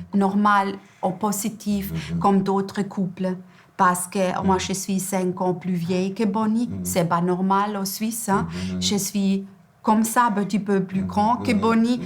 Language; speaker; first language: French; non-native, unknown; German